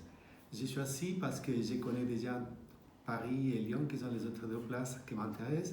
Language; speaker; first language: French; non-native, fluent; Spanish